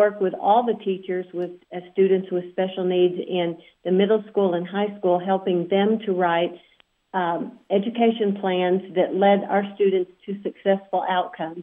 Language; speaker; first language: English; native; English